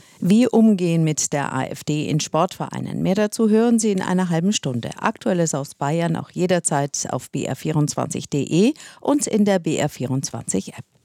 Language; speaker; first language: German; native; German